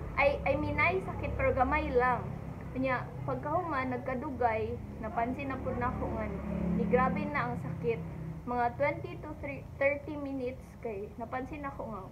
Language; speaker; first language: Cebuano; native; Cebuano